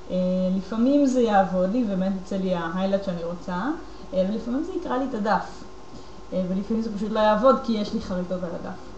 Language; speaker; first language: Hebrew; native; Hebrew